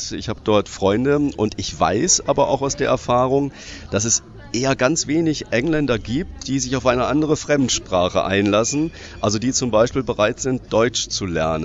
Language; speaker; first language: German; native; German